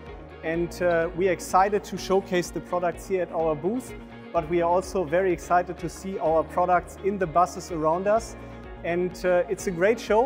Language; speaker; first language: English; non-native, fluent; German